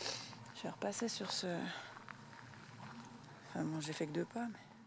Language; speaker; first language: French; native; French